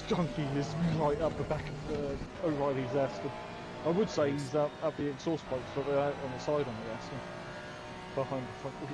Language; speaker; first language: English; native; English